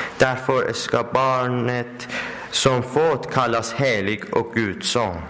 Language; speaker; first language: Swedish; non-native, learner; Persian